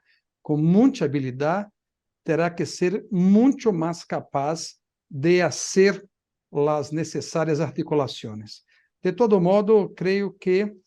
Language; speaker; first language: Spanish; non-native, fluent; Portuguese